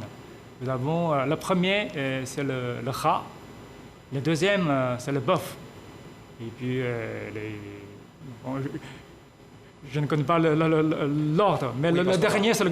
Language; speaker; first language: French; non-native, fluent; Chinese